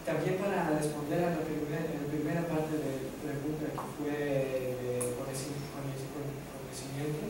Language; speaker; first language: Spanish; non-native, fluent; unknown